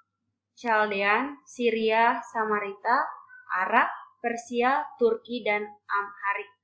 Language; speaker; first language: Indonesian; native; Indonesian